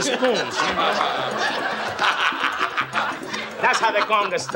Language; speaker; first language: English; non-native, fluent; Spanish